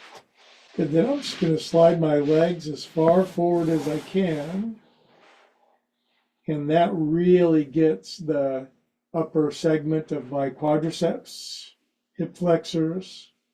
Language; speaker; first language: English; native; English